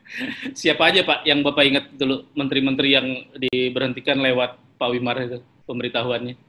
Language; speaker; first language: Indonesian; native; Indonesian